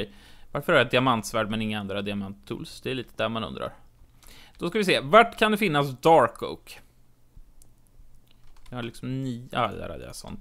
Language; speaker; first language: Swedish; native; Swedish